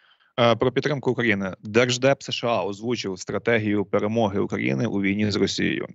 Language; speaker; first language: Ukrainian; native; Ukrainian